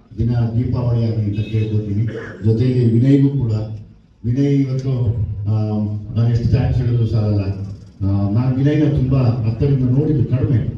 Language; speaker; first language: Kannada; native; Kannada